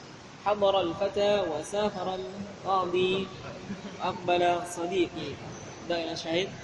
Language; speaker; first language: Arabic; non-native, fluent; Indonesian